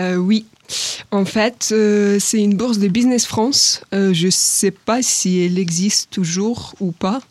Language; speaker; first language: French; non-native, fluent; Ukrainian